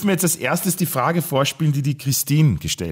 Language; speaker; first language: German; native; German